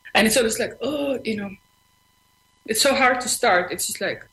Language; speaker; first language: English; non-native, fluent; Icelandic